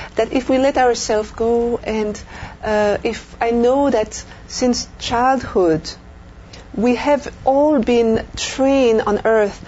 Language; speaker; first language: English; non-native, fluent; French